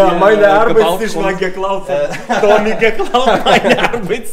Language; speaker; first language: German; non-native, learner; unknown